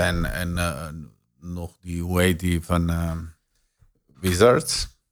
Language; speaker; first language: Dutch; non-native, fluent; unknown